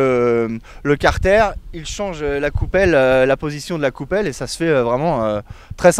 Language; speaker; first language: French; native; French